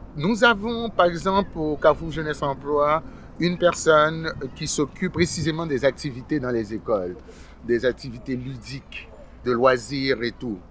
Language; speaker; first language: French; early bilingual, other home language; Haitian Creole